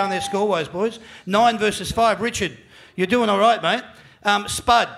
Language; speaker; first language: English; native; English